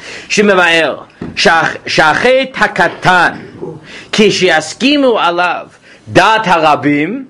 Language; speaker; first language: Hebrew; non-native, fluent; English